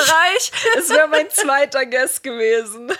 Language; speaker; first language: German; native; German